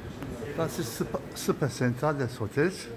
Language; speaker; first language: German; non-native, learner; Turkish